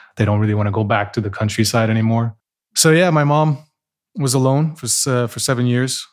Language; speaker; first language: English; non-native, fluent; Portuguese